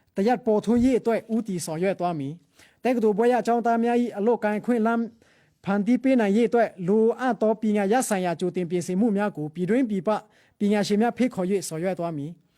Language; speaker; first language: Burmese; non-native, local second language; Pa'o Karen